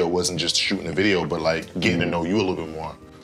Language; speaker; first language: English; native; English